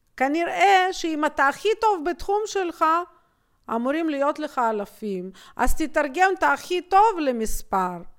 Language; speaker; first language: Hebrew; native; Hebrew